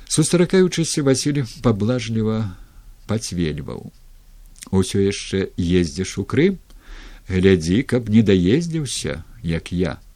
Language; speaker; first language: Belarusian; native; Belarusian